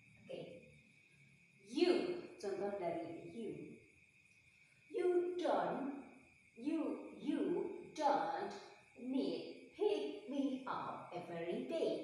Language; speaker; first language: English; non-native, learner; Indonesian